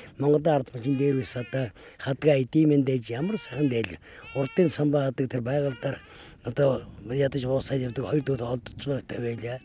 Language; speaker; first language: Mongolian; native; Mongolian